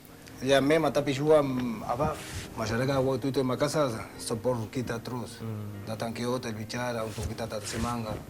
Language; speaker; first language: Indonesian; non-native, learner; Spanish